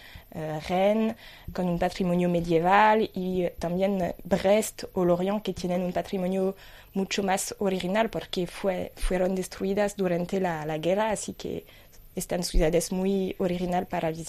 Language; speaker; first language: Spanish; non-native, fluent; French